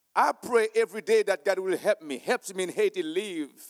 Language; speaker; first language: English; non-native, fluent; Haitian Creole